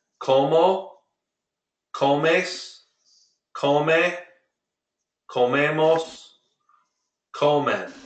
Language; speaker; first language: Spanish; non-native, fluent; English